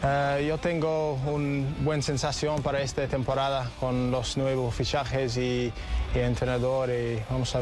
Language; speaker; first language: Spanish; non-native, learner; English